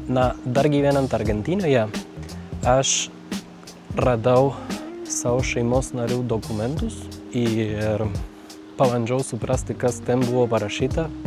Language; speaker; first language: Lithuanian; non-native, fluent; Spanish